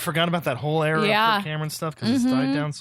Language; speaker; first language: English; native; English